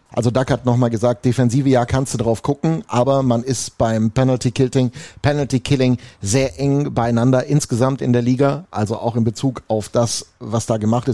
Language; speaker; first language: German; native; German